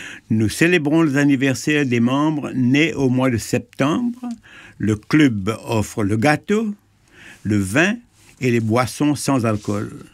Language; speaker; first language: French; non-native, local second language; Morisyen